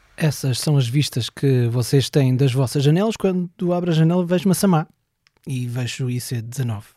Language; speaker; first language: Portuguese; native; Portuguese